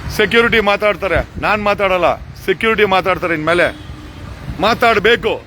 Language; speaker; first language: Kannada; native; Kannada